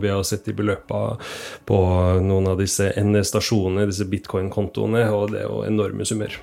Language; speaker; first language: Norwegian; native; Norwegian